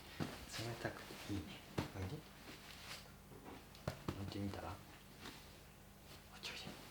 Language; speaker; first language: Japanese; native; Japanese